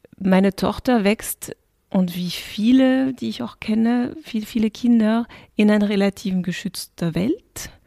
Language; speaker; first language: German; non-native, fluent; French